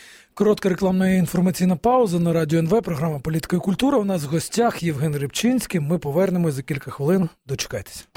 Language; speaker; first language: Ukrainian; native; Ukrainian